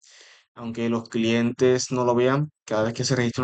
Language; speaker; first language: Spanish; native; Spanish